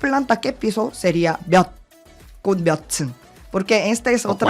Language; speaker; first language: Spanish; non-native, learner; Korean